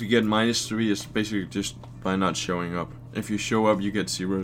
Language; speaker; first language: English; non-native, fluent; Danish